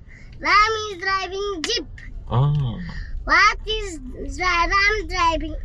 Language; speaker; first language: English; non-native, learner; Nepali